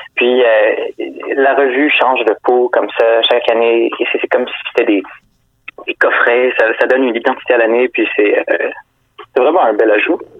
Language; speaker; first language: French; native; French